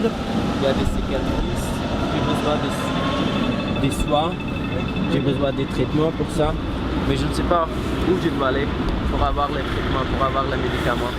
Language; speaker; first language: French; non-native, learner; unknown